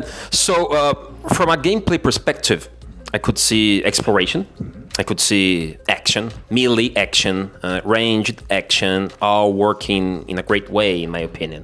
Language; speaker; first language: English; non-native, fluent; Portuguese